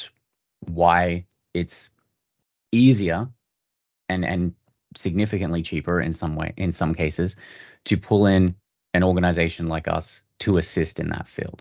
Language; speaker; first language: English; native; English